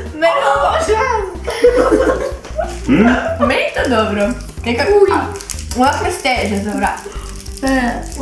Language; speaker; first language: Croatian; early bilingual, heritage; English